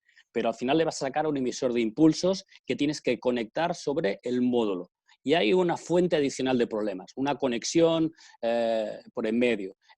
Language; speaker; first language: Spanish; native; Spanish